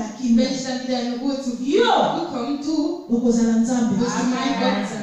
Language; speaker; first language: German; non-native, fluent; Lingala